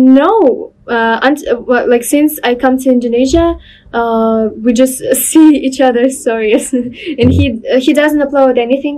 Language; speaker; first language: English; non-native, learner; Russian